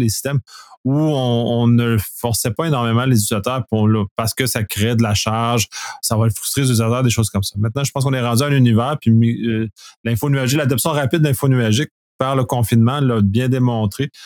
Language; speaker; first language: French; native; French